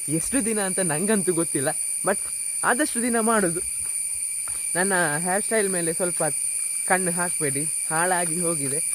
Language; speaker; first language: Kannada; non-native, local second language; Tulu